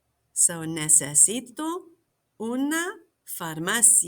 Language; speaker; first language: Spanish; non-native, fluent; English